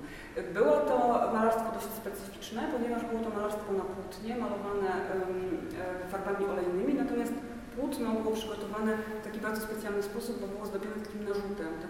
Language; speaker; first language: Polish; native; Polish